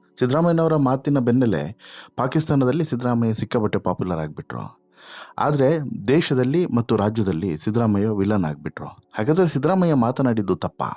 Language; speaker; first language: Kannada; native; Kannada